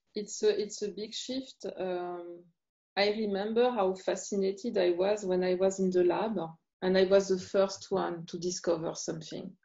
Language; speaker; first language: English; non-native, fluent; French